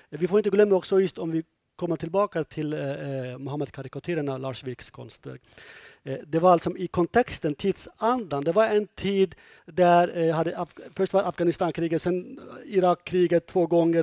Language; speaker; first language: Swedish; non-native, fluent; Kurdish